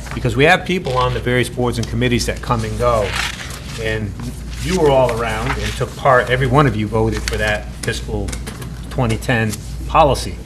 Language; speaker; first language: English; native; English